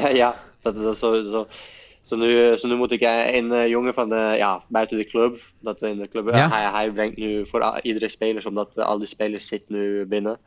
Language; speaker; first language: Dutch; non-native, fluent; Norwegian